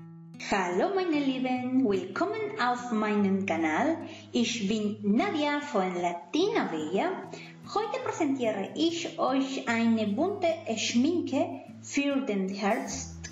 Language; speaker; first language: German; non-native, fluent; Spanish